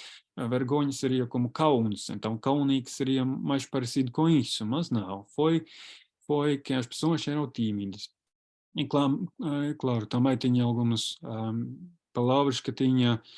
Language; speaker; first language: Portuguese; non-native, fluent; Latvian